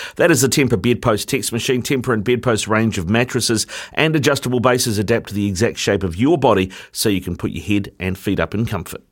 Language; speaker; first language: English; native; English